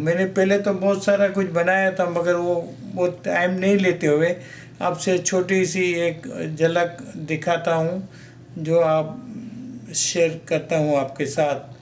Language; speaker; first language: Hindi; non-native, local second language; Gujarati